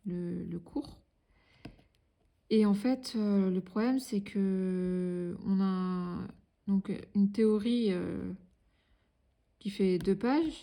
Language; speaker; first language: French; native; French